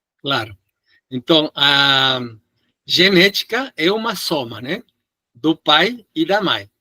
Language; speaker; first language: Portuguese; non-native, fluent; Spanish